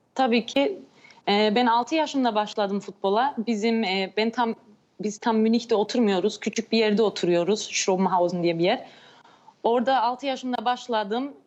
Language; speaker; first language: Turkish; early bilingual, heritage; Turkish